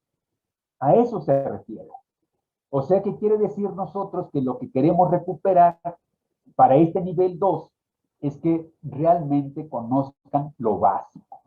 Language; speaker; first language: Spanish; native; Spanish